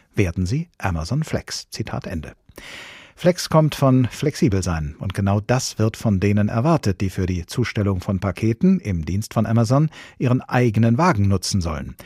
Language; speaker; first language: German; native; German